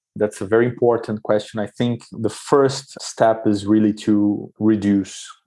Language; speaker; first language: English; non-native, fluent; Portuguese